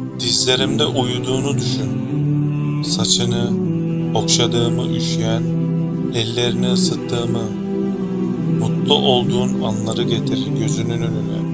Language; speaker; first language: Turkish; native; Turkish